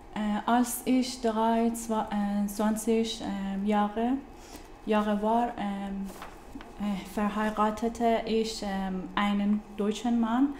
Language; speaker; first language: German; non-native, learner; Persian